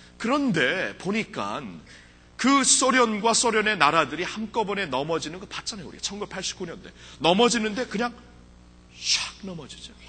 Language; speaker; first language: Korean; early bilingual, heritage; Korean